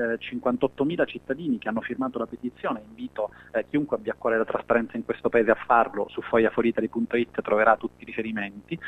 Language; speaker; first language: Italian; native; Italian